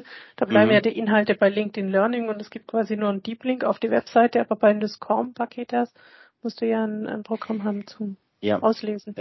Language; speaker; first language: German; native; German